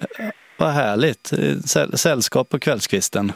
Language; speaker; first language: Swedish; native; Swedish